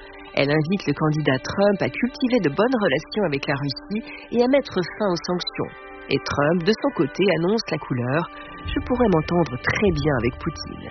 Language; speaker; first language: French; native; French